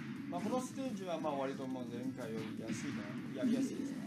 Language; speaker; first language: Japanese; native; Japanese